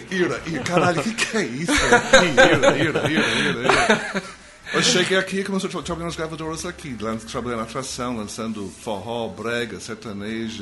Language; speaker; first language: Portuguese; non-native, fluent; English